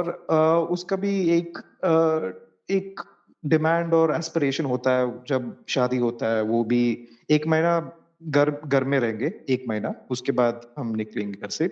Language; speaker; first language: Hindi; non-native, local second language; Malayalam